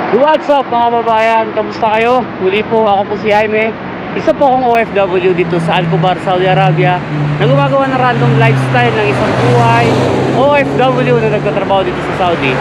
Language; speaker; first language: Filipino; native; Filipino